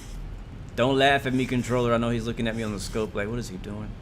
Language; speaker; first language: English; native; English